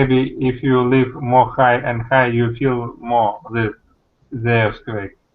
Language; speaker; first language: English; non-native, learner; Russian